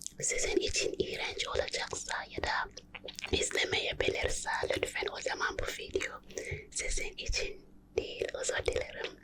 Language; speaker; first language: Turkish; non-native, learner; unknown